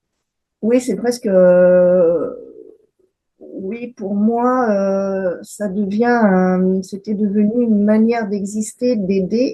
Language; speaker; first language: French; native; French